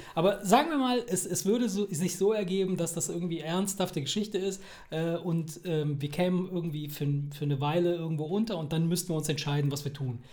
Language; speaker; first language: German; early bilingual, other home language; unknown